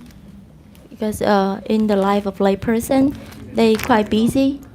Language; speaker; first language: English; non-native, fluent; Vietnamese